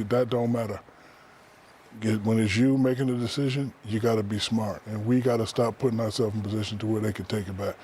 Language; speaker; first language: English; native; English